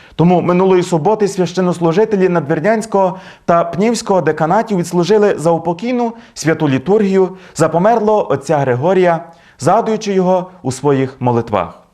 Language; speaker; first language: Ukrainian; native; Ukrainian